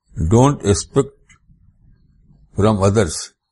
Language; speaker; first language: English; non-native, local second language; Urdu